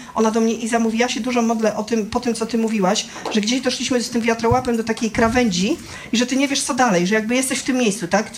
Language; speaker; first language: Polish; native; Polish